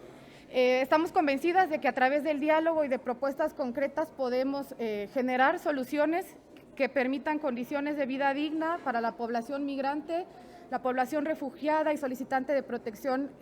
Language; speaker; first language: Spanish; native; Spanish